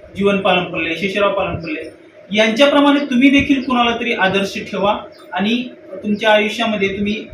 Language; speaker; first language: Marathi; native; Marathi